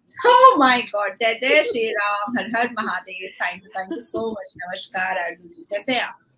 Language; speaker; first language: Hindi; native; Hindi